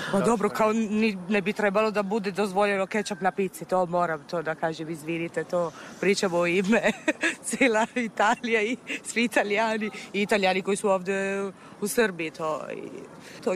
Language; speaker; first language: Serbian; non-native, fluent; Italian